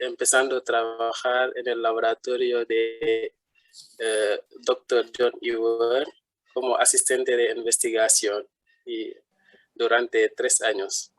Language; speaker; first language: Spanish; non-native, fluent; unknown